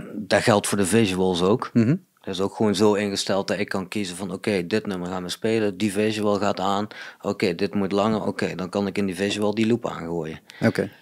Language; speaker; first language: Dutch; native; Dutch